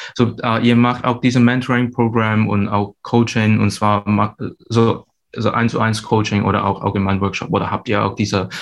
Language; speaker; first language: German; non-native, fluent; Cantonese